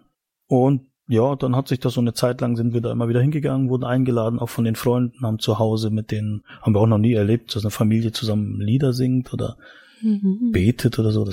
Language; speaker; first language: German; native; German